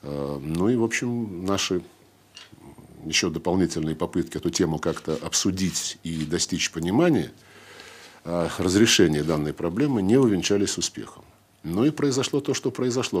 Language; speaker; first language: Russian; native; Russian